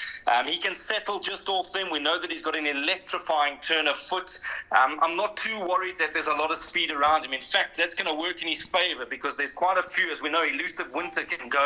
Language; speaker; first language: English; native; English